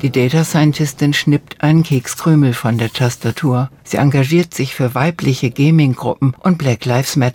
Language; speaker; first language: German; native; German